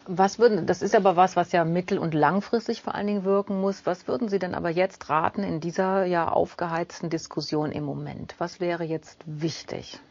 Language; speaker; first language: German; native; German